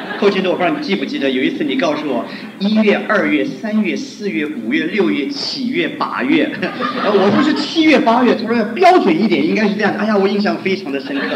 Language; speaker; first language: Chinese; non-native, local second language; Hakka Chinese